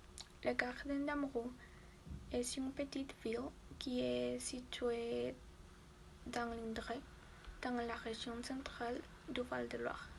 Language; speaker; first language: French; non-native, learner; Spanish